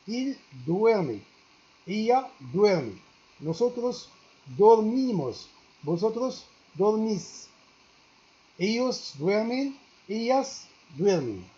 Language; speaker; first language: Spanish; non-native, learner; Arabic